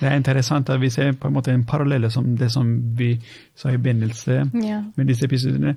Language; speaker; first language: Norwegian; non-native, fluent; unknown